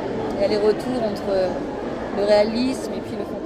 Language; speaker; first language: French; native; French